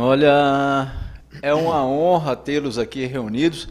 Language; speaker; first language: Portuguese; native; Portuguese